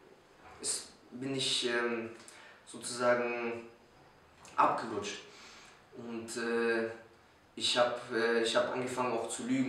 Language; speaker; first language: German; early bilingual, other home language; Polish